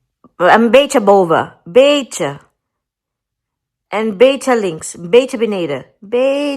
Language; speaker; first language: Dutch; non-native, learner; Cebuano